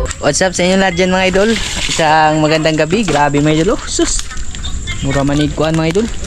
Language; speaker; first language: Filipino; non-native, local second language; Cebuano